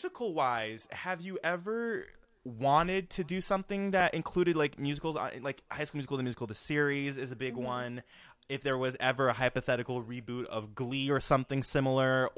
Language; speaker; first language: English; non-native, fluent; French